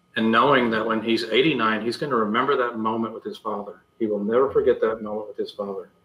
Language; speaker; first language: English; native; English